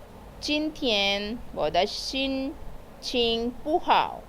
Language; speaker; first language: Chinese; non-native, fluent; Urdu